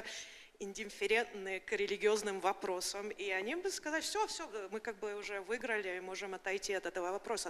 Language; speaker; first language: Russian; early bilingual, heritage; Russian